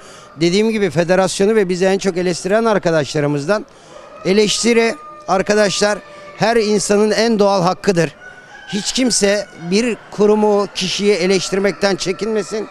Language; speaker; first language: Turkish; native; Turkish